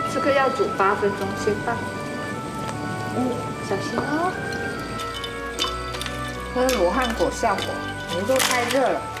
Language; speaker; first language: Chinese; non-native, local second language; Cantonese